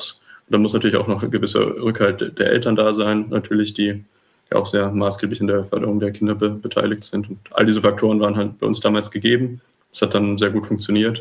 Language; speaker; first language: German; native; German